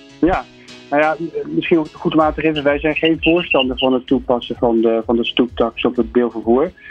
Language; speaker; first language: Dutch; native; Dutch